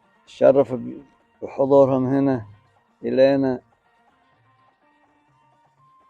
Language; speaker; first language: Arabic; native; Arabic